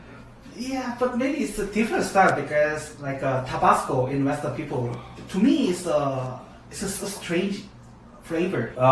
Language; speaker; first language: English; non-native, learner; Korean